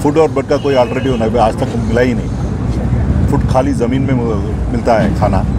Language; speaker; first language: Hindi; non-native, local second language; Telugu